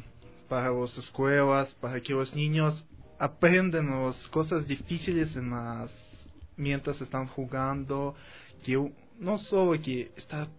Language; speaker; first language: Spanish; non-native, fluent; Russian